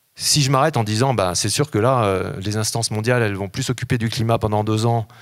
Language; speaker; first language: French; native; French